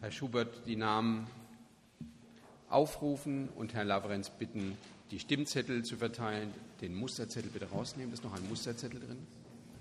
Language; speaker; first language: German; native; German